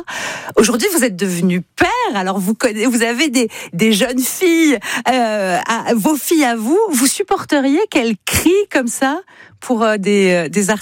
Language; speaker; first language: French; native; French